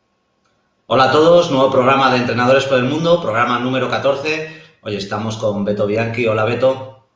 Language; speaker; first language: Spanish; native; Spanish